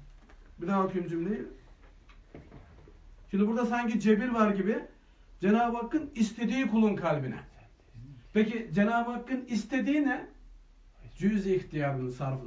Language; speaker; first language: Turkish; native; Turkish